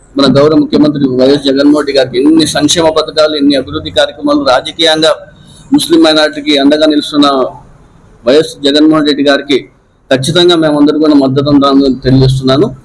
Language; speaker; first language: Telugu; non-native, local second language; Urdu